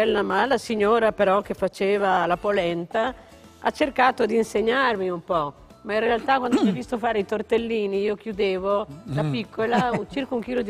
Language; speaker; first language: Italian; native; Italian